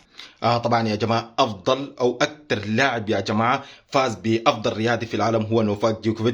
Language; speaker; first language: Arabic; native; Arabic